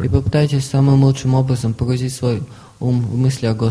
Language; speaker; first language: Russian; native; Russian